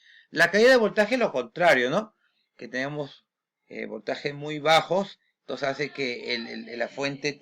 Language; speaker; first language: Spanish; native; Spanish